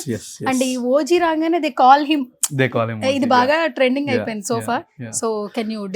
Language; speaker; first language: Telugu; native; Telugu